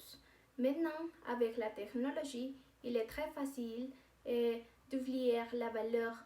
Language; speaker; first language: French; non-native, learner; Spanish